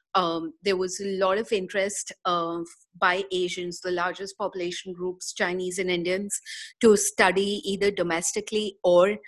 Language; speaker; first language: English; non-native, local second language; Hindi